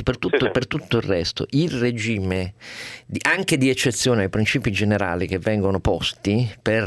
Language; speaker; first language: Italian; native; Italian